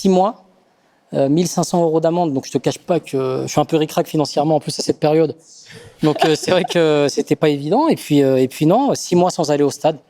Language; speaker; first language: French; native; French